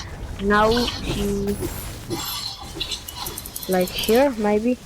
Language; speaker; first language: English; non-native, learner; Polish